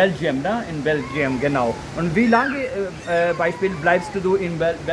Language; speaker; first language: German; non-native, learner; Urdu